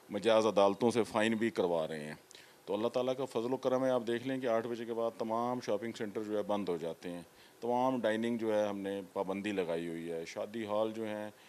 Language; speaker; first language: Urdu; non-native, local second language; Punjabi